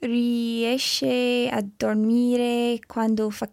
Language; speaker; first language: Italian; non-native, learner; English